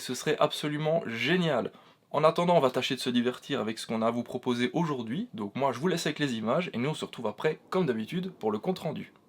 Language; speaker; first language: French; native; French